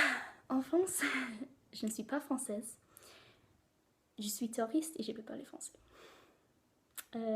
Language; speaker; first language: French; non-native, learner; English